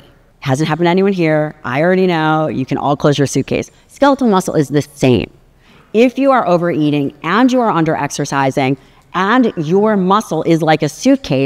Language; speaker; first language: English; native; English